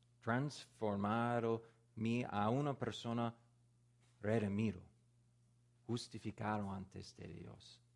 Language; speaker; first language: Spanish; non-native, learner; English